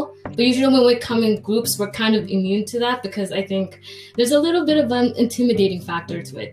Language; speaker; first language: English; non-native, local second language; Filipino